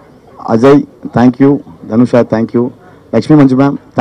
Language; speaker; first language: Telugu; non-native, learner; Tamil